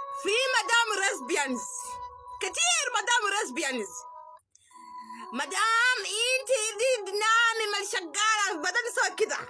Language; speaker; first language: Arabic; non-native, learner; Amharic